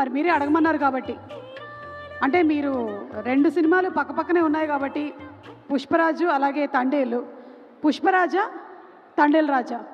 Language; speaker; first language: Telugu; native; Telugu